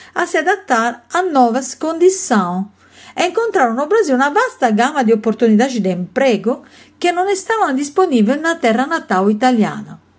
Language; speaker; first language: Portuguese; non-native, learner; Italian